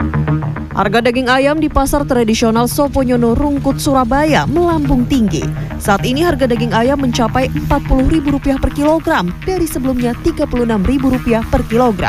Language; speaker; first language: Indonesian; native; Indonesian